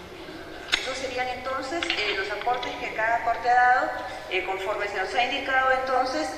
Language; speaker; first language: Spanish; native; Spanish